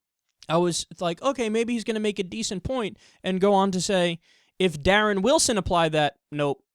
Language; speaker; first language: English; native; English